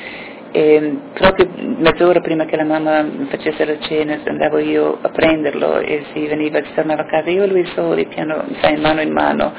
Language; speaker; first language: Italian; early bilingual, heritage; Italian